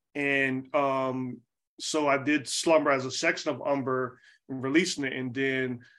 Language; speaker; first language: English; native; English